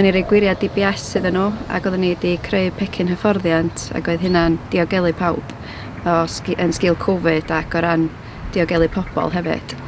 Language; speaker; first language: Welsh; native; Welsh